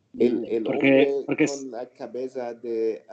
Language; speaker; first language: Spanish; non-native, learner; German